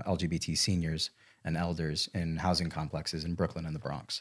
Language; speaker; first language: English; native; English